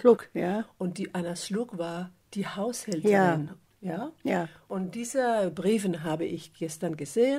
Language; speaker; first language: German; non-native, fluent; Danish